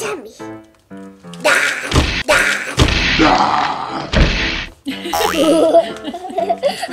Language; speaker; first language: Japanese; native; Japanese